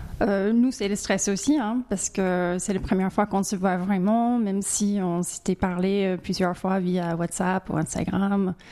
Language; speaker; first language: French; non-native, fluent; English